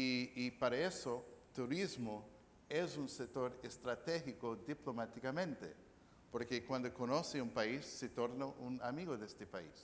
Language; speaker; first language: Spanish; non-native, fluent; English